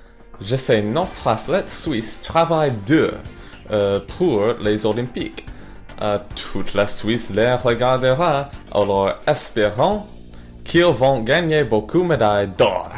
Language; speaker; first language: French; non-native, learner; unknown